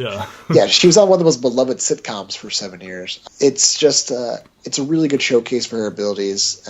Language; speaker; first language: English; native; English